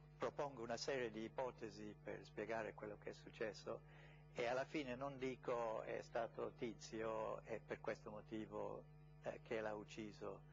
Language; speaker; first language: Italian; non-native, fluent; English